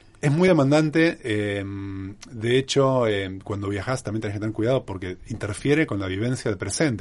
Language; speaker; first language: Spanish; native; Spanish